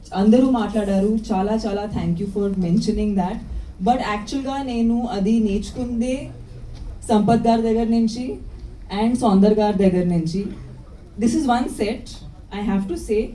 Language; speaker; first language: Telugu; non-native, local second language; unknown